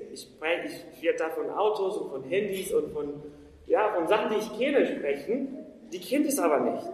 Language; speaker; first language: German; non-native, fluent; Portuguese